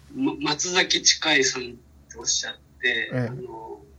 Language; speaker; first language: Japanese; native; Japanese